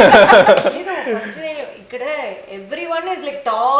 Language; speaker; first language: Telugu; non-native, learner; Tamil